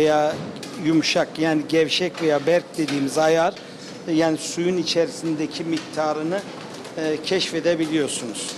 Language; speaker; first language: Turkish; native; Turkish